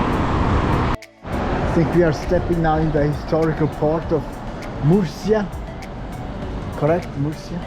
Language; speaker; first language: English; non-native, learner; Italian